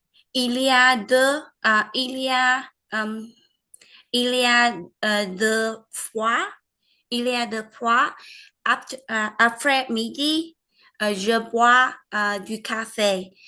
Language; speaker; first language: French; non-native, learner; Vietnamese